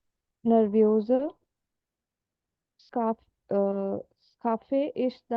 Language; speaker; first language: German; non-native, learner; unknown